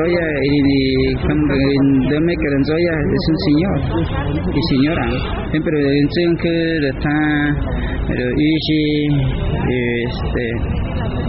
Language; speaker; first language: Spanish; non-native, local second language; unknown